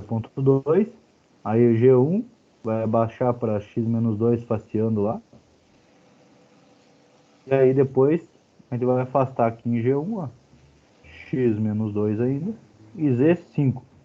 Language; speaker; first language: Portuguese; native; Portuguese